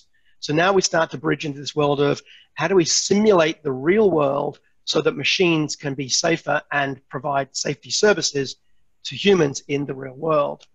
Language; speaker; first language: English; native; English